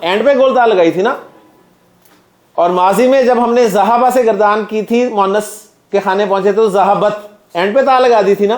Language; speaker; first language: Urdu; native; Urdu